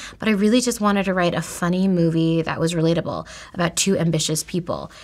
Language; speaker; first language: English; native; English